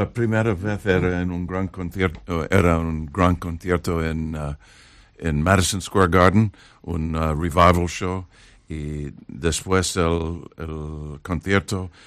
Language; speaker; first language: Spanish; non-native, learner; English